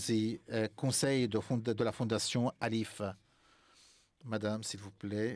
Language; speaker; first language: French; non-native, fluent; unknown